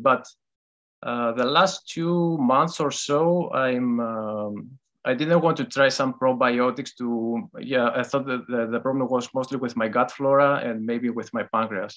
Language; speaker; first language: English; non-native, fluent; Greek